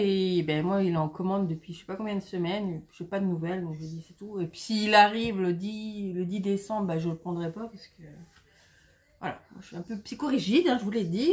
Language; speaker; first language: French; native; French